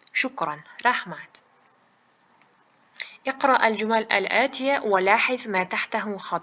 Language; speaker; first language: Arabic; non-native, fluent; Uzbek